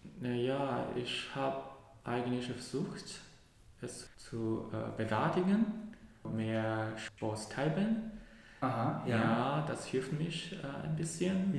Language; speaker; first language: German; non-native, learner; Cantonese